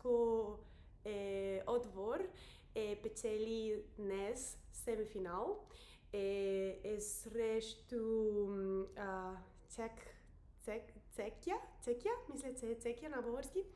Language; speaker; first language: Bulgarian; non-native, learner; Spanish